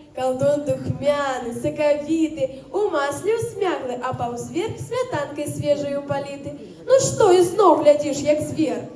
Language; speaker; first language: Belarusian; non-native, local second language; Russian